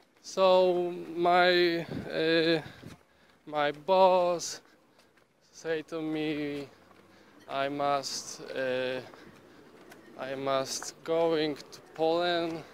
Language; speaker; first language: English; non-native, learner; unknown